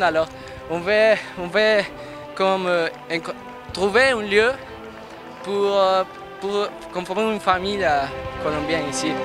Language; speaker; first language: French; non-native, learner; Spanish